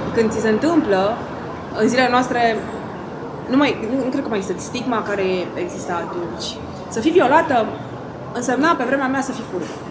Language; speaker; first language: Romanian; native; Romanian